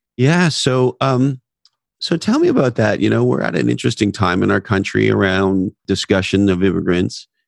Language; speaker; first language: English; native; English